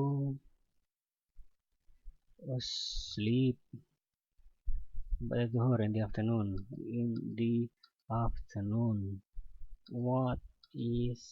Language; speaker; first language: English; non-native, learner; Indonesian